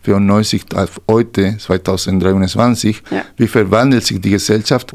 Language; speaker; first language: German; non-native, fluent; Spanish